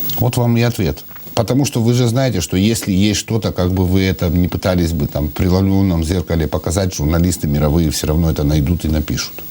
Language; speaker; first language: Russian; non-native, local second language; Georgian